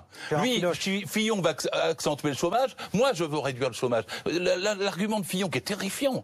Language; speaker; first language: French; native; French